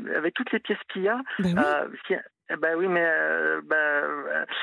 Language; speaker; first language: French; native; French